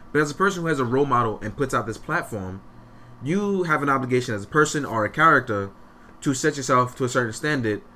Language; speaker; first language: English; native; English